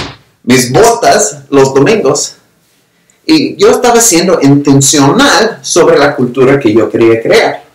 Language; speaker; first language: Spanish; non-native, fluent; English